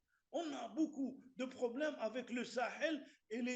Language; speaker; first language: French; non-native, local second language; Arabic